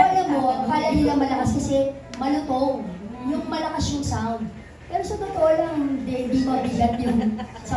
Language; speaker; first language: Filipino; native; Filipino